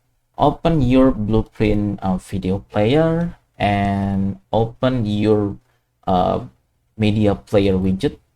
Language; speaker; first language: English; non-native, fluent; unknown